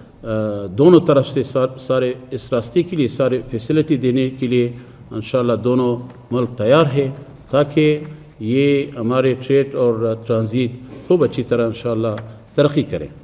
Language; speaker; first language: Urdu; non-native, fluent; Persian